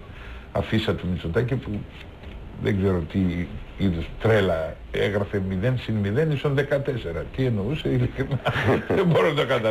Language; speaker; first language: Greek; native; Greek